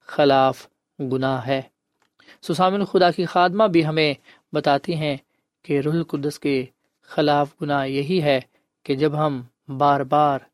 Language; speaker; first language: Urdu; non-native, local second language; Punjabi